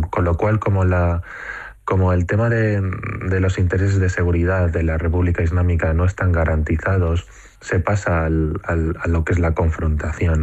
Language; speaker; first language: Spanish; native; Spanish